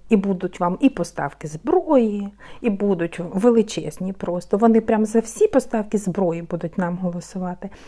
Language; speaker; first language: Ukrainian; non-native, local second language; Russian